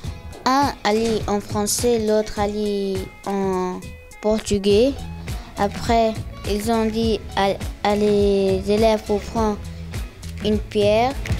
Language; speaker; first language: French; non-native, learner; Kabuverdianu